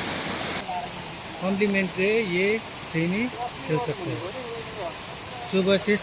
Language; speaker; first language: Hindi; non-native, local second language; Nepali